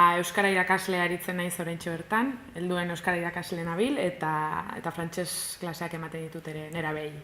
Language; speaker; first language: Basque; native; Basque